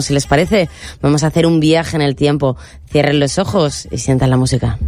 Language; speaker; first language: Spanish; native; Spanish